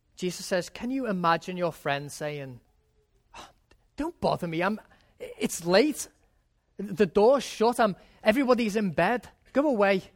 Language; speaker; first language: English; native; English